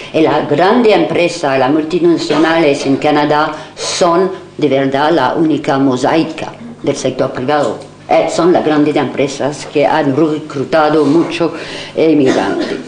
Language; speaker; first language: Spanish; non-native, fluent; French